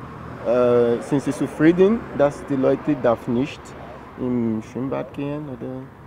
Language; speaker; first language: German; non-native, learner; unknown